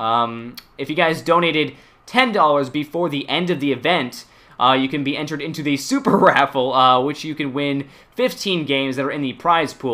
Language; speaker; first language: English; native; English